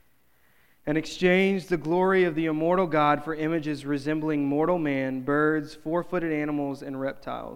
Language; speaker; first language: English; native; English